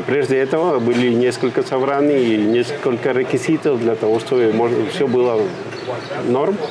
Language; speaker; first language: Russian; non-native, fluent; Spanish